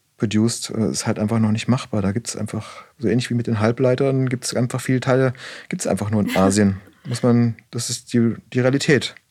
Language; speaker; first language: German; native; German